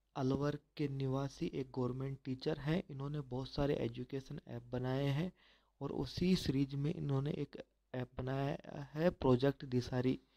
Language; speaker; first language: Hindi; native; Hindi